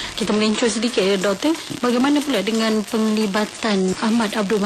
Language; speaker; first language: Malay; native; Malay